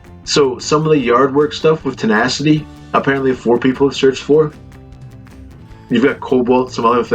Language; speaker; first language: English; native; English